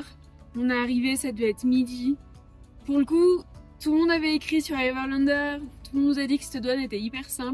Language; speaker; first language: French; native; French